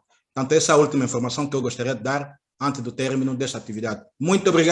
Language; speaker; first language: Portuguese; native; Portuguese